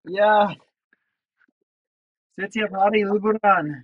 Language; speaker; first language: Indonesian; non-native, learner; English